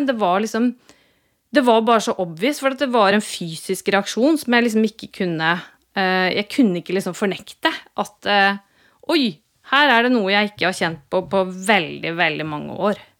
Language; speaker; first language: Norwegian; native; Norwegian